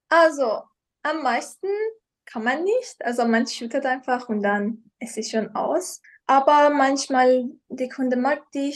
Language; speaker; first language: German; non-native, fluent; Persian